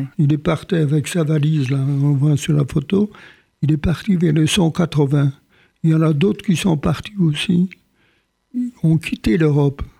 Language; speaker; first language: French; non-native, fluent; Polish